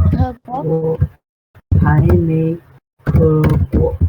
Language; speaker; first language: Chinese; non-native, fluent; Portuguese